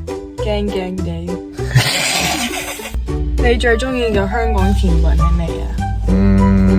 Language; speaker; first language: Cantonese; non-native, learner; English